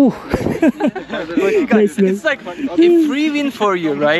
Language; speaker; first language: English; non-native, learner; Thai